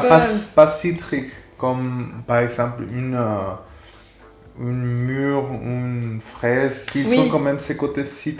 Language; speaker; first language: French; non-native, fluent; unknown